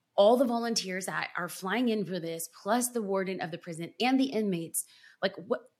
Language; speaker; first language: English; native; English